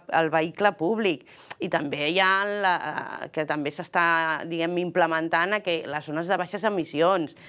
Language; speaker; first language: Catalan; early bilingual, other home language; Spanish